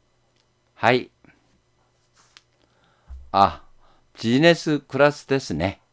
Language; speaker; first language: Japanese; non-native, fluent; Korean